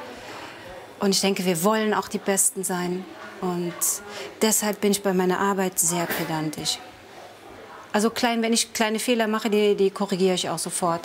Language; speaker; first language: German; native; German